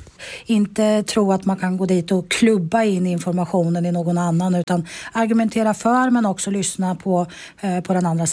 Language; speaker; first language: Swedish; native; Swedish